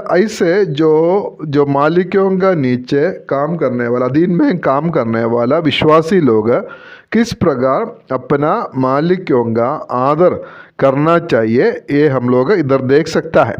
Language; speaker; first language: Hindi; non-native, local second language; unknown